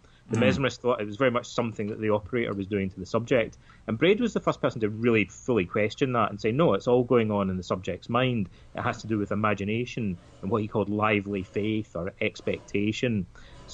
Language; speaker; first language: English; native; English